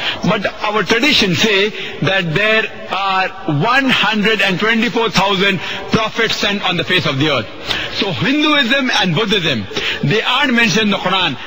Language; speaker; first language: English; non-native, local second language; Urdu